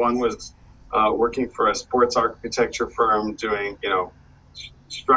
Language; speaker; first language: English; native; English